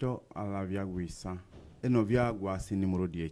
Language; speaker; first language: Italian; non-native, learner; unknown